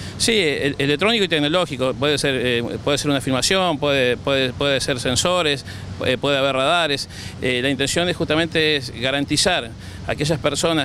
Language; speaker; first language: Spanish; native; Spanish